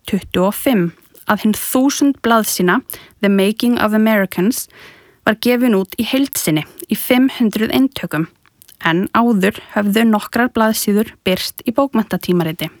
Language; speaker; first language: Icelandic; native; Icelandic